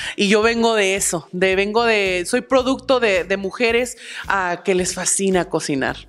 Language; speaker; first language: Spanish; early bilingual, heritage; Spanish